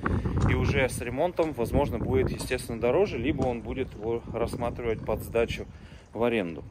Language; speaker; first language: Russian; native; Russian